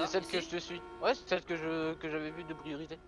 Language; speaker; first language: French; native; French